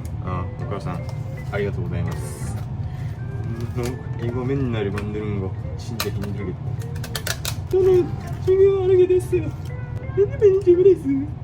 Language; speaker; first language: Korean; non-native, learner; Japanese